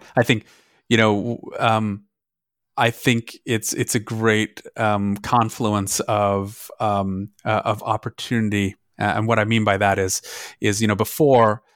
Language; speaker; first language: English; non-native, fluent; German